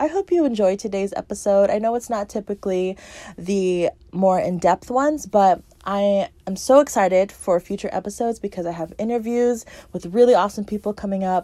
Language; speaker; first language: English; native; English